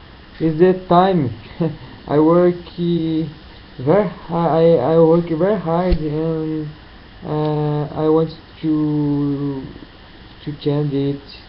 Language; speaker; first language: English; non-native, learner; Portuguese